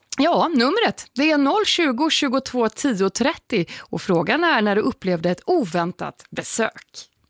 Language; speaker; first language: Swedish; native; Swedish